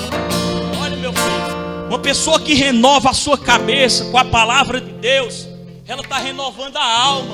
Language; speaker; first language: Portuguese; native; Portuguese